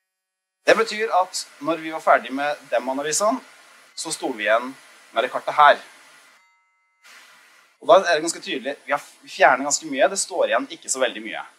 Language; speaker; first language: Norwegian; native; Norwegian